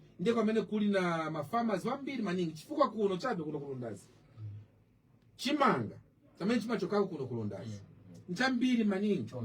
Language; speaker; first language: Nyanja; non-native, local second language; Bemba